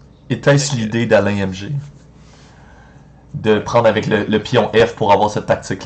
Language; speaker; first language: French; native; French